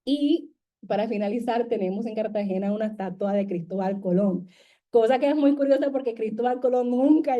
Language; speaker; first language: Spanish; non-native, fluent; English